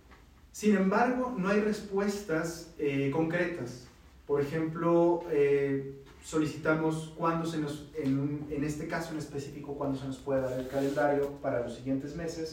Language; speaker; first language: Spanish; native; Spanish